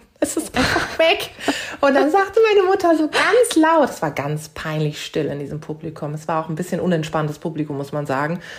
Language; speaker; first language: German; early bilingual, other home language; Turkish